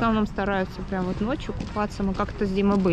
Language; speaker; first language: Russian; native; Russian